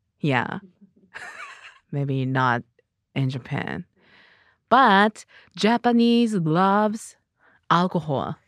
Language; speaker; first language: English; non-native, learner; Japanese